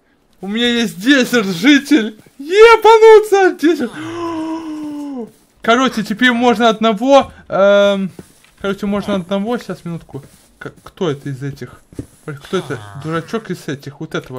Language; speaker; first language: Russian; native; Russian